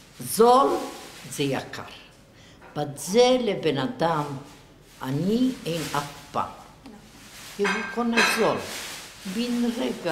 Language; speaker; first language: Hebrew; non-native, fluent; Yiddish